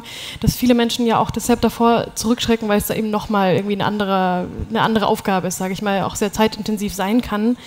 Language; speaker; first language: German; native; German